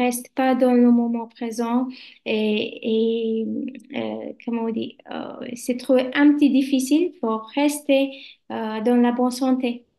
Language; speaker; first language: French; non-native, learner; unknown